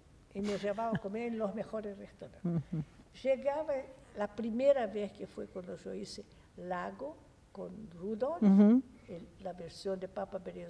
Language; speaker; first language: Spanish; non-native, fluent; Portuguese